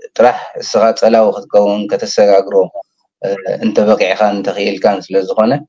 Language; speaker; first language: Tigrinya; native; Tigrinya